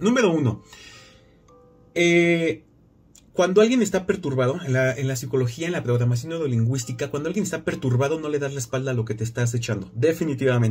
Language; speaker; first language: Spanish; native; Spanish